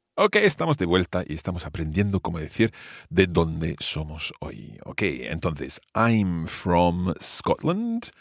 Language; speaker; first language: Spanish; non-native, fluent; English